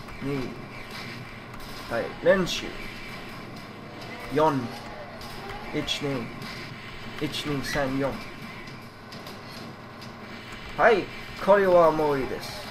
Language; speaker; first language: Japanese; non-native, learner; English